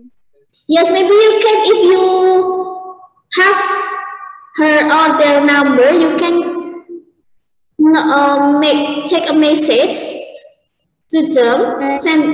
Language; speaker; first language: English; non-native, learner; Indonesian